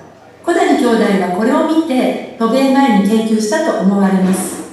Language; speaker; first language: Japanese; native; Japanese